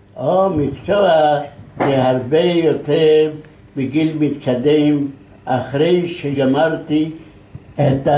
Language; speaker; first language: Hebrew; non-native, fluent; Yiddish